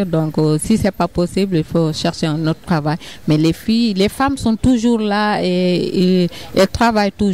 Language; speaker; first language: French; non-native, local second language; Wolof